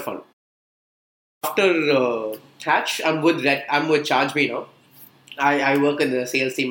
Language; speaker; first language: English; non-native, local second language; Tamil